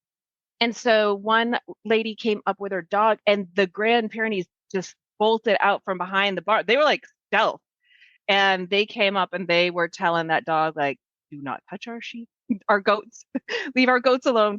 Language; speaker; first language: English; native; English